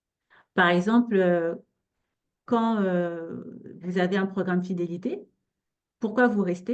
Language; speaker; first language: French; native; French